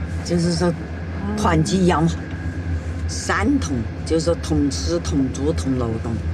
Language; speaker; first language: Chinese; native; Chinese